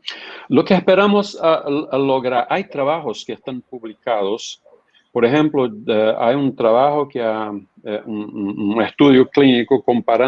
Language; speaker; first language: Spanish; non-native, fluent; Portuguese